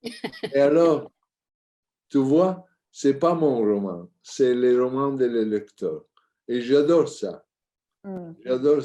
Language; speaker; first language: French; non-native, learner; Italian